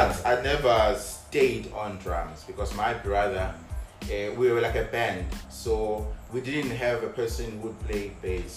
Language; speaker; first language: English; non-native, local second language; Zulu